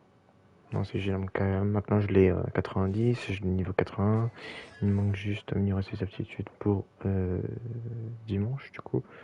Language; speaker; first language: French; native; French